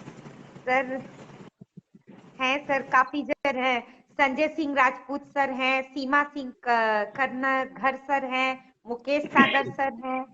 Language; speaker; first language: Hindi; native; Hindi